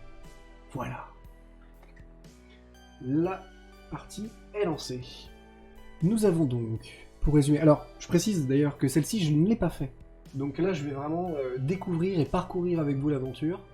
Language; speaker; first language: French; native; French